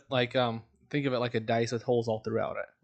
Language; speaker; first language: English; native; English